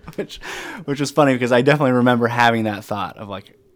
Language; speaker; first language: English; native; English